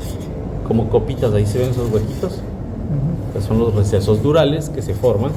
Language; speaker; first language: Spanish; native; Spanish